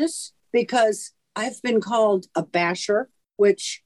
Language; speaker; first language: English; native; English